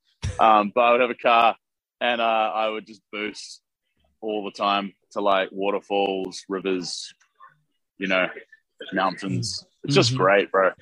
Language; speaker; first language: English; native; English